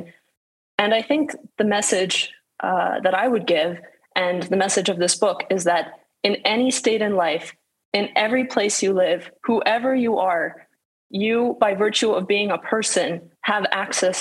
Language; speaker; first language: English; native; English